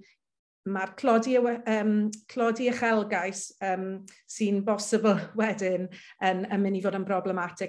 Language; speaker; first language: Welsh; native; Welsh